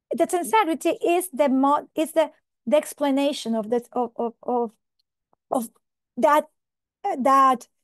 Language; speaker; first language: English; non-native, fluent; Spanish